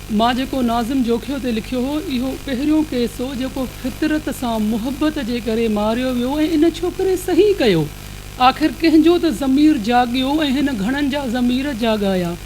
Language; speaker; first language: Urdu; non-native, local second language; Sindhi